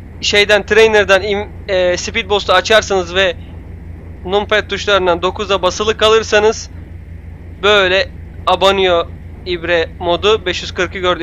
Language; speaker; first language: Turkish; native; Turkish